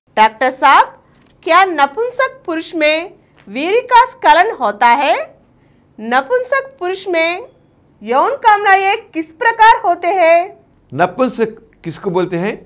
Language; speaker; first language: Hindi; non-native, local second language; Telugu